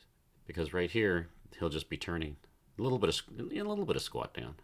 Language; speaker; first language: English; native; English